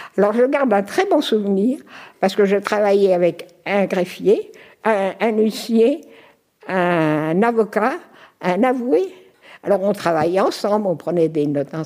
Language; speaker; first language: French; native; French